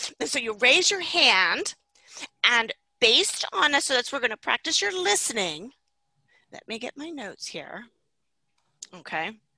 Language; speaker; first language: English; native; English